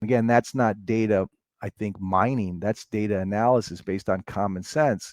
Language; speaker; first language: English; native; English